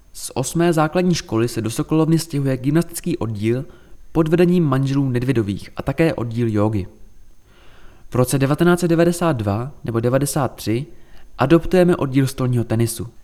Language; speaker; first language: Czech; native; Czech